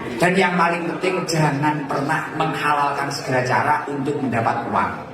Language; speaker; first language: Indonesian; non-native, local second language; Javanese